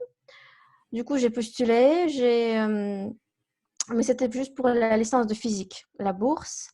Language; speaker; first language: French; non-native, fluent; Kazakh